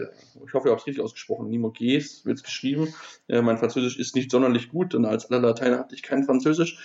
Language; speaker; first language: German; native; German